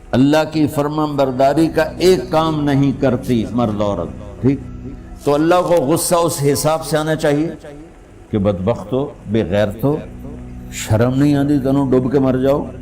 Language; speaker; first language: Urdu; non-native, local second language; Punjabi